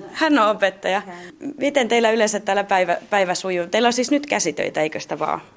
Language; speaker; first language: Finnish; native; Finnish